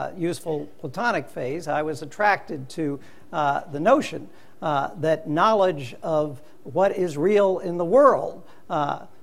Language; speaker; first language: English; native; English